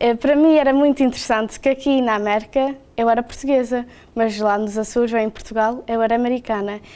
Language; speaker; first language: Portuguese; early bilingual, heritage; Portuguese